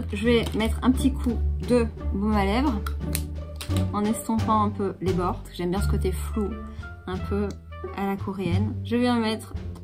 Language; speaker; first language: French; native; French